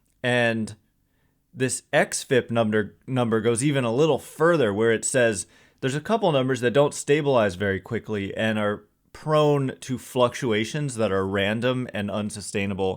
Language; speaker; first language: English; native; English